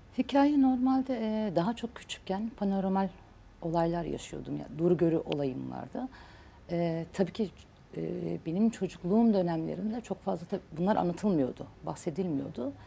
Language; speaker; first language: Turkish; native; Turkish